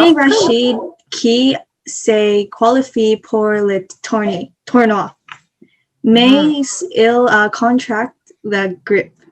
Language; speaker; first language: French; non-native, learner; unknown